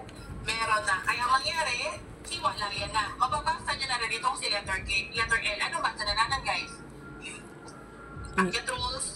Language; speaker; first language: Filipino; native; Filipino